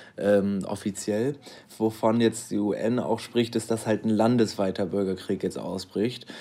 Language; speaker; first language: German; native; German